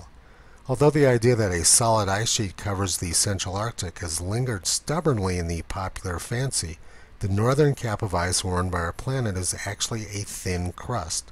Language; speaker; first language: English; native; English